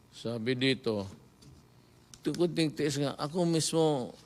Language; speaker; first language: Filipino; non-native, local second language; Cebuano